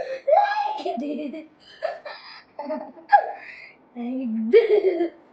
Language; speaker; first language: English; non-native, local second language; Marathi